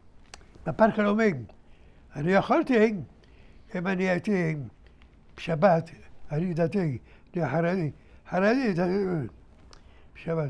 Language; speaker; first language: Hebrew; early bilingual, other home language; Arabic